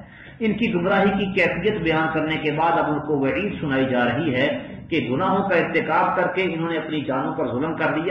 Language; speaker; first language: Urdu; native; Urdu